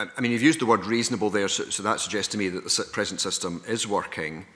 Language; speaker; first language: English; native; English